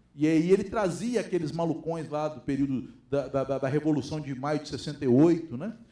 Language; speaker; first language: Portuguese; native; Portuguese